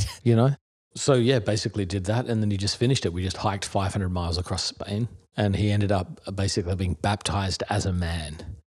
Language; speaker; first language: English; native; English